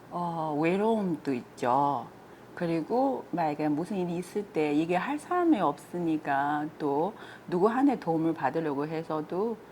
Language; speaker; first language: Korean; non-native, fluent; Chinese